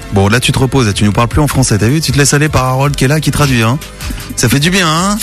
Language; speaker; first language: French; native; French